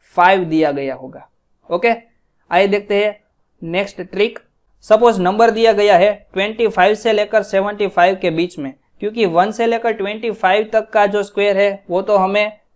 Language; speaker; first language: Hindi; non-native, local second language; Gujarati